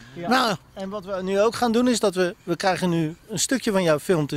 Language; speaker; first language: Dutch; native; Dutch